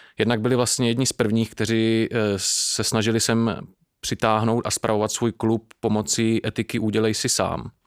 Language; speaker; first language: Czech; native; Czech